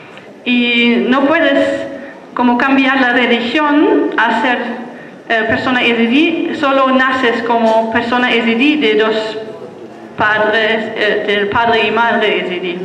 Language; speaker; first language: Spanish; non-native, fluent; German